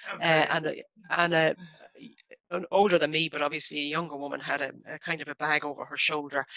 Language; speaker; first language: English; native; English